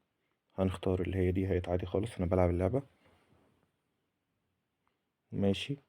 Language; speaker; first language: Arabic; native; Arabic